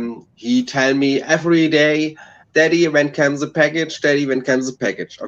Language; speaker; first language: English; non-native, learner; German